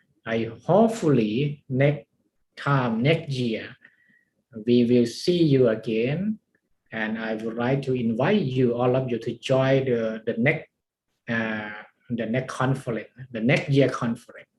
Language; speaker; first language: English; non-native, learner; Thai